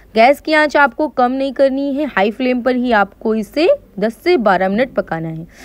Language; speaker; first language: Hindi; native; Hindi